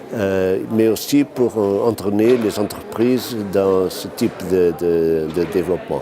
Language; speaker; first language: French; non-native, fluent; Portuguese